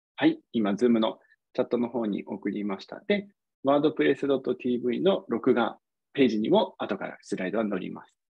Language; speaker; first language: Japanese; non-native, fluent; English